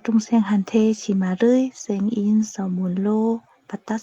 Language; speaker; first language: Korean; non-native, learner; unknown